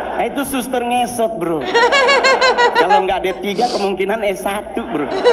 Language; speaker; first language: Indonesian; native; Indonesian